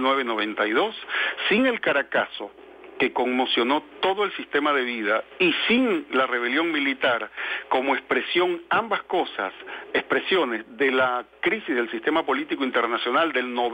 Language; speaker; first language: Spanish; native; Spanish